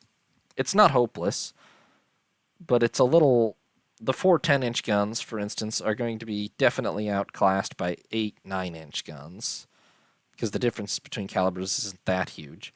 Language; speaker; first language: English; native; English